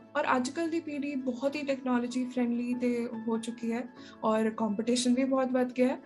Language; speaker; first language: Punjabi; non-native, local second language; Tamil